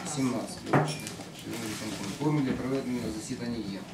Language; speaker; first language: Ukrainian; non-native, local second language; Russian